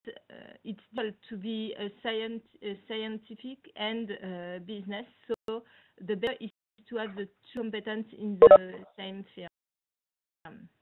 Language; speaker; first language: English; non-native, learner; French